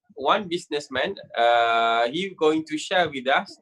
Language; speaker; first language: English; non-native, local second language; Malay